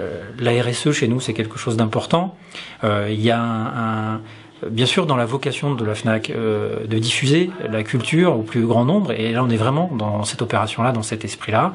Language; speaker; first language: French; native; French